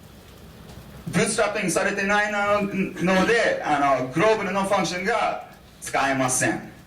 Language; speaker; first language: Japanese; non-native, fluent; English